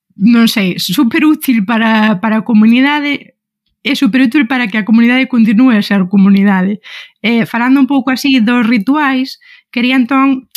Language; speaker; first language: Galician; native; Galician